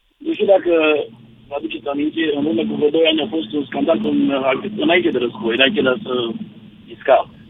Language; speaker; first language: Romanian; native; Romanian